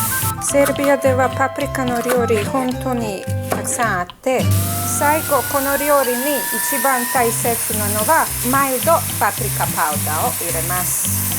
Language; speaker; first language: Japanese; non-native, fluent; Serbian